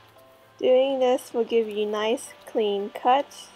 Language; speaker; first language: English; native; English